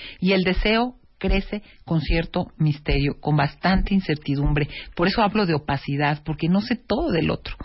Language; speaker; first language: Spanish; native; Spanish